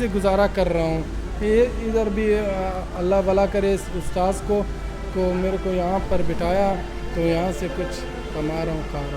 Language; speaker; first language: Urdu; non-native, local second language; Pashto